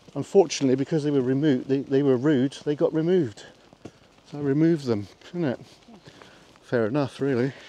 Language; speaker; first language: English; native; English